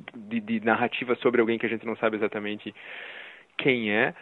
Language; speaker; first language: Portuguese; native; Portuguese